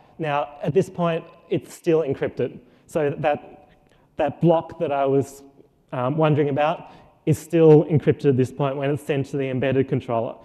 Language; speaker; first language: English; native; English